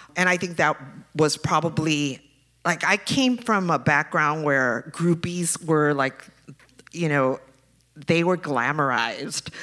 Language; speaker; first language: English; early bilingual, other home language; Spanish